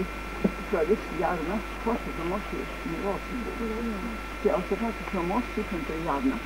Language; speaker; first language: Romanian; early bilingual, heritage; French